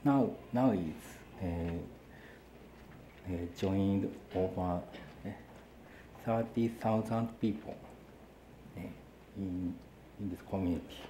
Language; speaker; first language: English; non-native, learner; Japanese